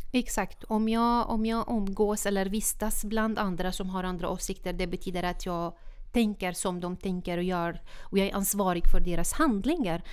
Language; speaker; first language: Swedish; non-native, fluent; Arabic